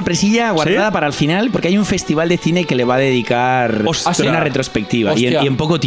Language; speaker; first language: Spanish; non-native, local second language; Catalan